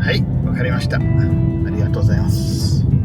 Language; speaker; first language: Japanese; non-native, learner; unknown